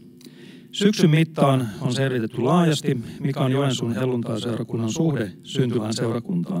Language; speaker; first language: Finnish; native; Finnish